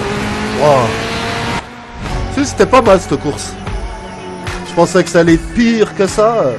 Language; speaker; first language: French; native; French